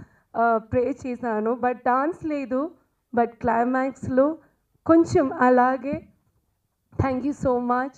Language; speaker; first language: Telugu; non-native, learner; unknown